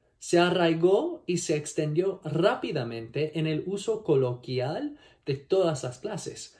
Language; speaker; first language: Spanish; non-native, learner; English